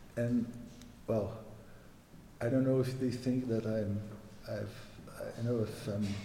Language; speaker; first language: English; non-native, fluent; Portuguese